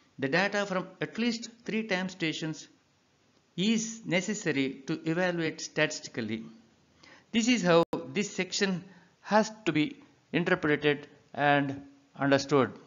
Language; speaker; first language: English; non-native, local second language; Telugu